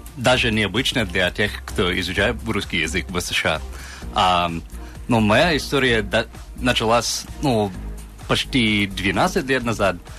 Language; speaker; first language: Russian; non-native, fluent; English